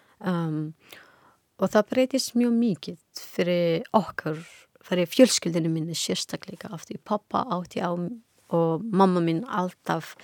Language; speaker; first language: Icelandic; non-native, learner; Persian